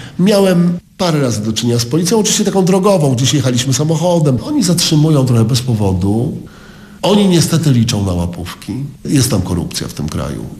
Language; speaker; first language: Polish; native; Polish